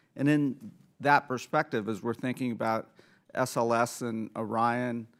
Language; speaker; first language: English; native; English